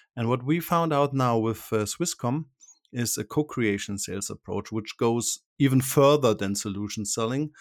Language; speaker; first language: English; non-native, fluent; German